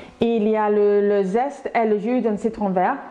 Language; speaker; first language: French; non-native, fluent; English